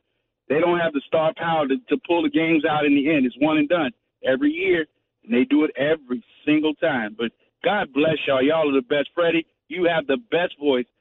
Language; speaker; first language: English; native; English